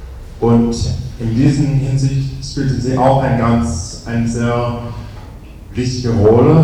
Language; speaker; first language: German; non-native, fluent; English